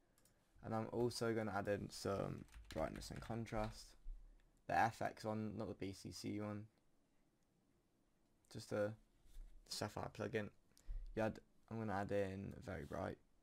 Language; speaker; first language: English; native; English